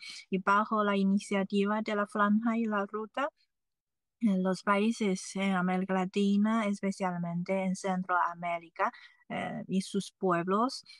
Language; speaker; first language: Spanish; non-native, fluent; Chinese